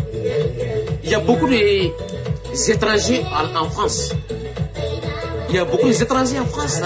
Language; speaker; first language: French; non-native, local second language; Bambara